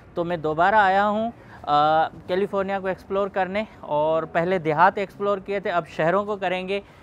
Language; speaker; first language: Urdu; non-native, local second language; Sindhi